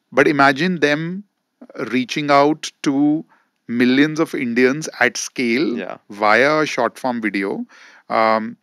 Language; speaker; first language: English; non-native, local second language; Hindi